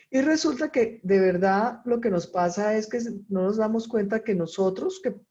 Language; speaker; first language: Spanish; native; Spanish